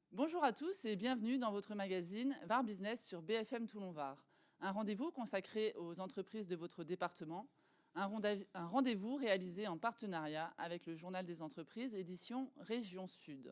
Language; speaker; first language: French; native; French